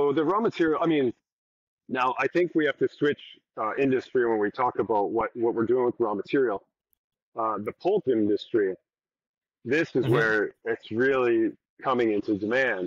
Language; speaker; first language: English; native; English